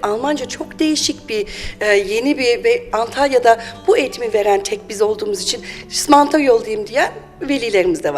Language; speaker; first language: Turkish; early bilingual, heritage; German